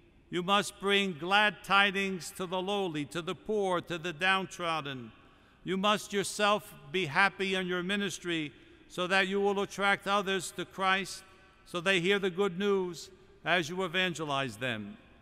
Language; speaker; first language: English; native; English